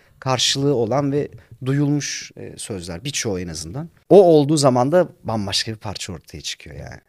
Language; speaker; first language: Turkish; native; Turkish